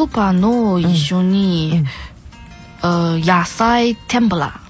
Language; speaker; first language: Japanese; non-native, learner; Chinese